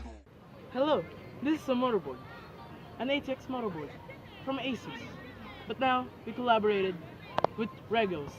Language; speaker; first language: English; non-native, learner; Filipino